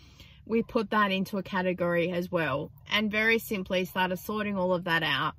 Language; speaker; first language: English; native; English